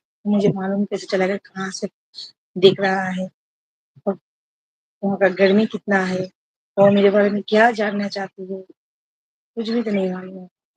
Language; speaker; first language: Hindi; non-native, local second language; Bangla